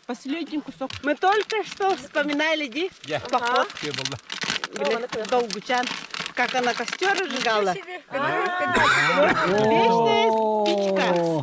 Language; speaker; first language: Russian; non-native, local second language; Yakut